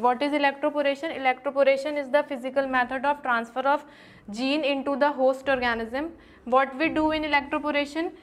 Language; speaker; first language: English; non-native, local second language; Hindi